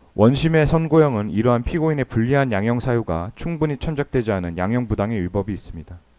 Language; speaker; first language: Korean; native; Korean